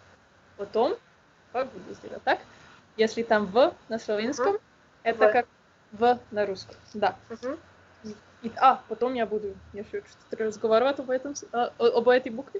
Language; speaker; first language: Russian; non-native, learner; Slovenian